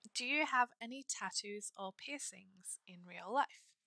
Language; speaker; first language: English; native; English